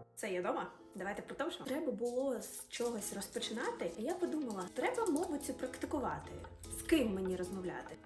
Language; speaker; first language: Ukrainian; non-native, local second language; Russian